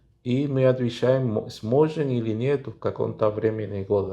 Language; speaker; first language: Russian; non-native, fluent; Spanish